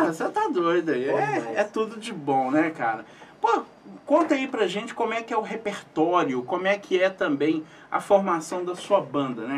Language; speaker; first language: Portuguese; native; Portuguese